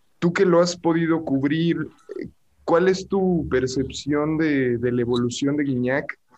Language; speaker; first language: Spanish; native; Spanish